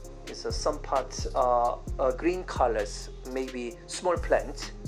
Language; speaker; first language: English; non-native, fluent; Korean